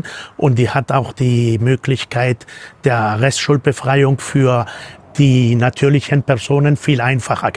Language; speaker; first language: German; non-native, fluent; Spanish